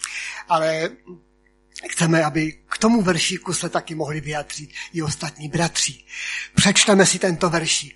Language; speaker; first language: Czech; non-native, local second language; Polish